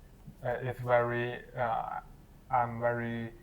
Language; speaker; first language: English; non-native, learner; Chinese